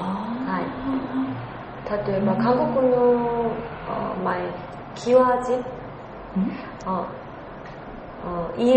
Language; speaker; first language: Japanese; non-native, learner; Korean